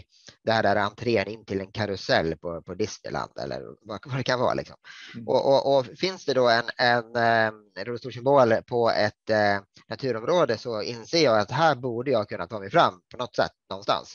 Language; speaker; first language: Swedish; native; Swedish